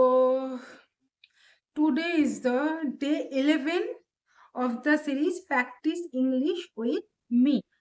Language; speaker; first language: English; non-native, learner; Bangla